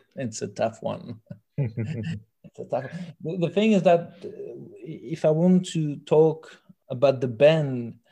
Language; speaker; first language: English; non-native, fluent; French